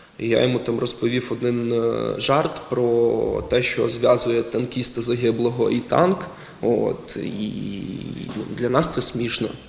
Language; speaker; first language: Ukrainian; non-native, local second language; Russian